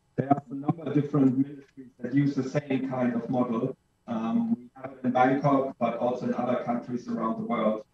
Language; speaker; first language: English; non-native, fluent; German